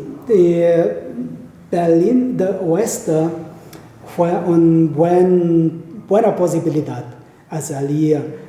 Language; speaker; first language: Spanish; non-native, fluent; German